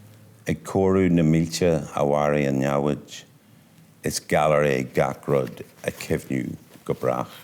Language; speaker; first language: Irish; non-native, local second language; English